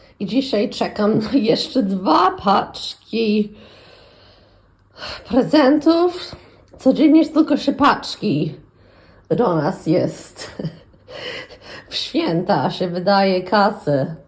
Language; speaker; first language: Polish; early bilingual, heritage; Polish